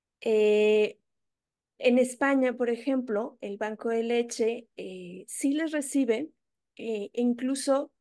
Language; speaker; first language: Spanish; native; Spanish